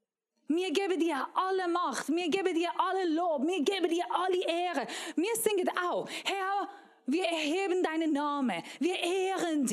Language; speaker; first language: German; non-native, learner; Persian